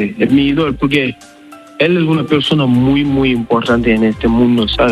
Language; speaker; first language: Spanish; non-native, learner; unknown